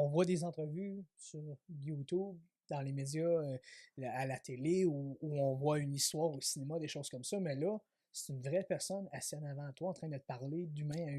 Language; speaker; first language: French; native; French